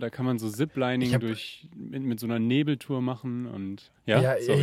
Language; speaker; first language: German; native; German